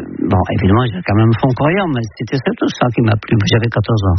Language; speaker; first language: French; non-native, fluent; Dutch